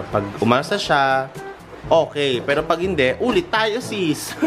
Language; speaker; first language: Filipino; native; Filipino